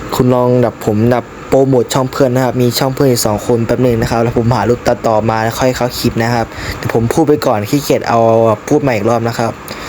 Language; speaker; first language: Thai; native; Thai